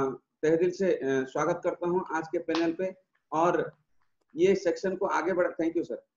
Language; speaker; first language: Hindi; non-native, local second language; Odia